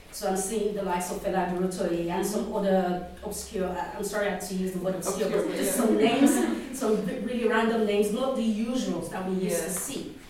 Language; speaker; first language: English; non-native, local second language; Yoruba